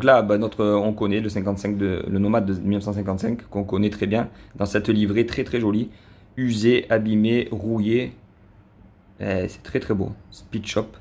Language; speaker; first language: French; native; French